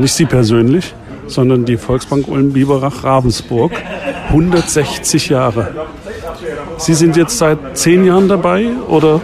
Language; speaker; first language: German; native; German